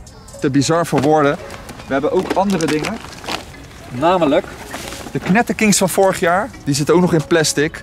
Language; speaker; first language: Dutch; native; Dutch